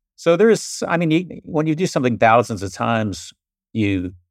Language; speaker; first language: English; native; English